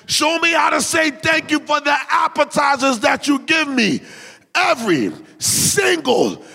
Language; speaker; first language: English; early bilingual, other home language; Haitian Creole